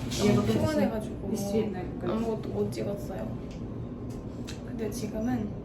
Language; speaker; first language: Korean; non-native, fluent; Russian